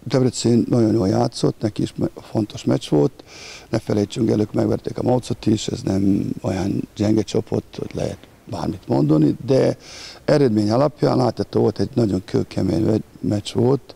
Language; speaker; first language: Hungarian; non-native, fluent; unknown